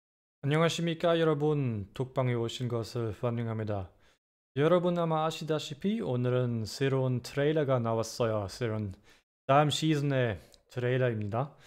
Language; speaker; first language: Korean; non-native, fluent; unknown